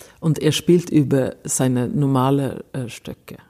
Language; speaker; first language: German; non-native, fluent; Swedish